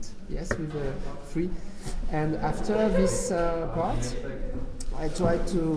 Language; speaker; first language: English; non-native, learner; French